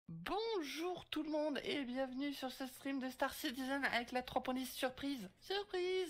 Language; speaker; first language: French; native; French